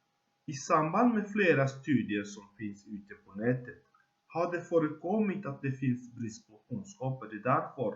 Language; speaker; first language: Swedish; non-native, fluent; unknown